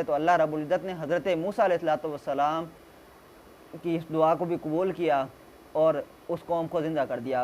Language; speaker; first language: Urdu; native; Urdu